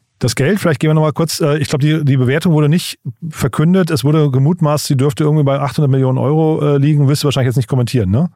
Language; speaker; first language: German; native; German